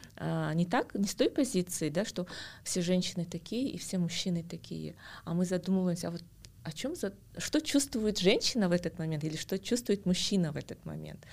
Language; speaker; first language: Russian; non-native, local second language; Kazakh